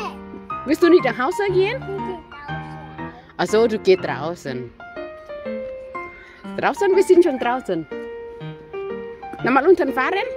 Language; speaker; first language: German; non-native, learner; Thai